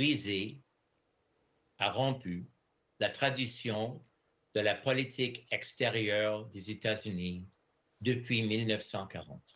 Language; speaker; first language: French; non-native, fluent; English